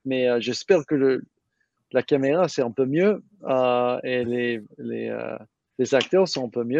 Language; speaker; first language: French; non-native, learner; English